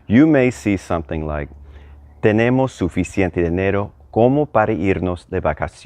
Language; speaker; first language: Spanish; non-native, fluent; English